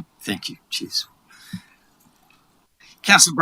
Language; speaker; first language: English; native; English